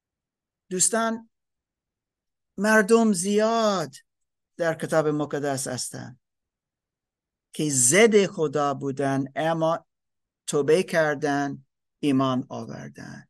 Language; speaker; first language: Persian; non-native, learner; English